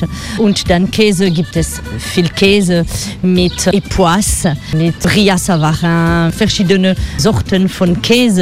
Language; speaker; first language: German; non-native, fluent; French